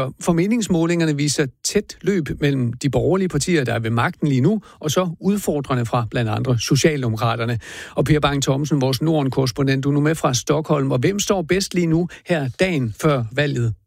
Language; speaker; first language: Danish; native; Danish